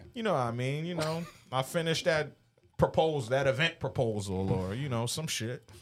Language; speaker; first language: English; early bilingual, other home language; Spanish